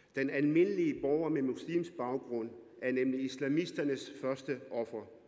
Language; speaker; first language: Danish; early bilingual, other home language; Arabic